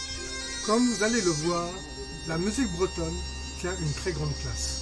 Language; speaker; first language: French; native; French